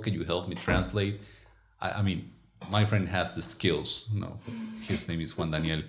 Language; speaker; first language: English; non-native, fluent; Spanish